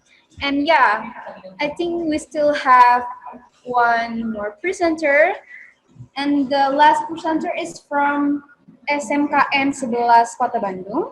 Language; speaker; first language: English; non-native, learner; Indonesian